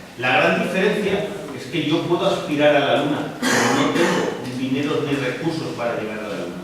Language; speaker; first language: Spanish; native; Spanish